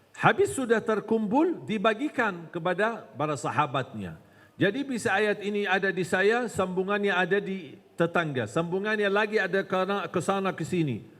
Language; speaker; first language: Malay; non-native, fluent; Arabic